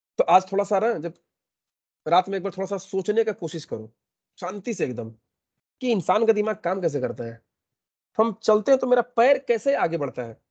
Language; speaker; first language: Hindi; native; Hindi